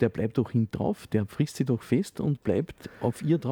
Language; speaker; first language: German; native; German